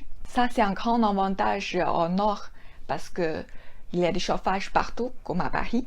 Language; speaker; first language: French; non-native, fluent; Chinese